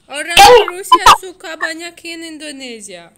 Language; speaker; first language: Indonesian; non-native, learner; Russian